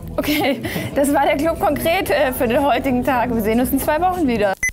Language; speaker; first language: German; native; German